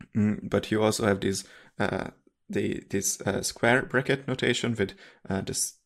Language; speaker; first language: English; non-native, fluent; Hungarian